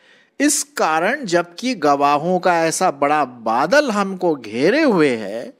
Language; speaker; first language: Hindi; non-native, local second language; Marathi